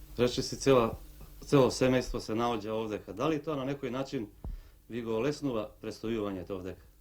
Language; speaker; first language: Macedonian; native; Macedonian